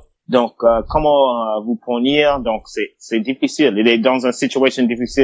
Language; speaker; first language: French; non-native, fluent; English